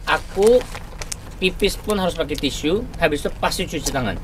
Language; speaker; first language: Indonesian; non-native, fluent; Korean